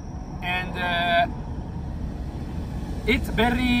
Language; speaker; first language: English; non-native, learner; Japanese